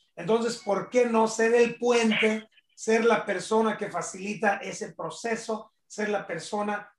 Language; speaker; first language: Spanish; early bilingual, heritage; Spanish